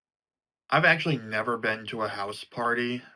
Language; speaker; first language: English; native; English